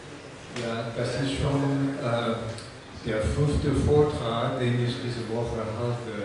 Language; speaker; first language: German; non-native, fluent; English